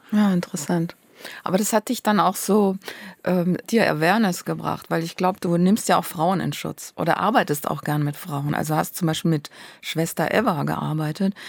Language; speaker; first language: German; native; German